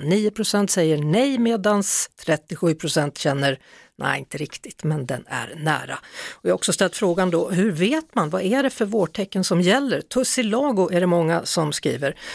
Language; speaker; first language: Swedish; native; Swedish